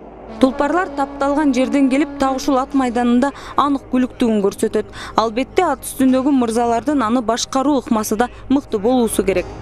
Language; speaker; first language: Kyrgyz; native; Kyrgyz